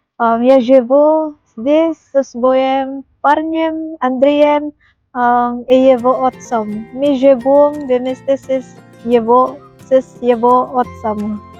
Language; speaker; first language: Russian; non-native, learner; Waray